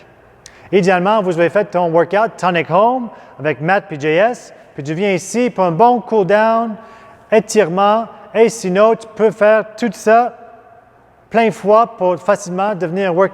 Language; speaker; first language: French; non-native, fluent; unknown